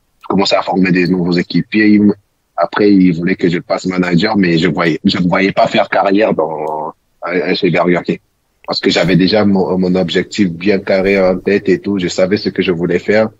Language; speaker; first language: French; non-native, local second language; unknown